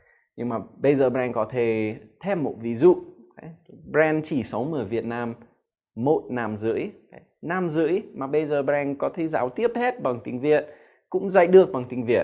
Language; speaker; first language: Vietnamese; non-native, fluent; English